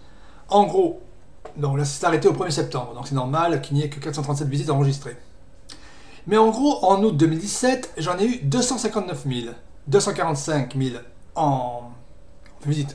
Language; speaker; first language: French; native; French